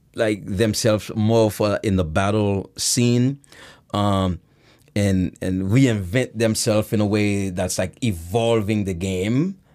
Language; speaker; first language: English; early bilingual, other home language; Haitian Creole